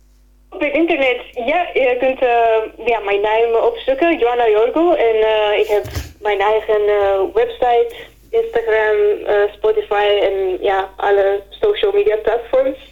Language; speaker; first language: Dutch; non-native, fluent; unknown